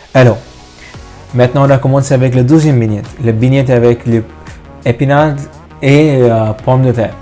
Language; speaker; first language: French; non-native, fluent; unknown